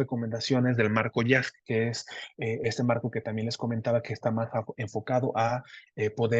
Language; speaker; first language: Spanish; native; Spanish